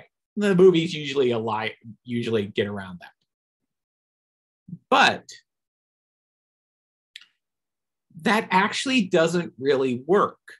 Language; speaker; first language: English; native; English